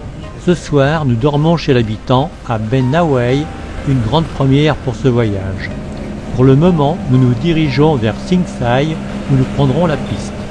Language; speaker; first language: French; native; French